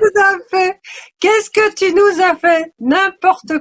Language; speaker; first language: French; native; French